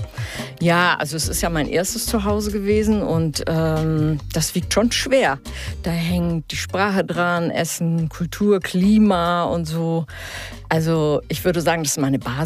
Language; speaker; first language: German; early bilingual, heritage; German